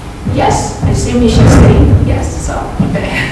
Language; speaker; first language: English; non-native, fluent; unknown